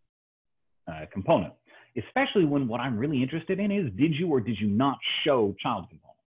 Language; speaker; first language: English; native; English